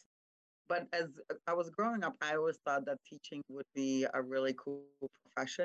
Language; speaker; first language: English; non-native, fluent; Hungarian